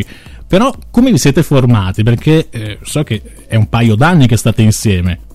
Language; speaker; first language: Italian; native; Italian